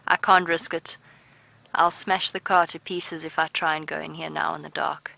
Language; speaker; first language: English; native; English